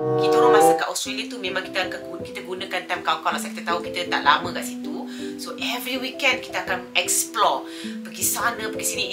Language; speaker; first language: Malay; native; Malay